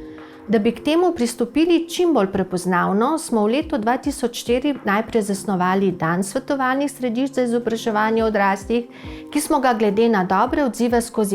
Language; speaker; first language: Slovenian; native; Slovenian